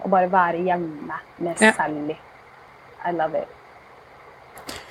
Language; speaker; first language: Norwegian; early bilingual, heritage; Norwegian